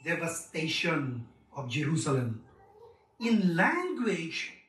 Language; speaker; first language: English; non-native, local second language; Filipino